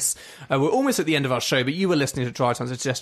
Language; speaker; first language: English; native; English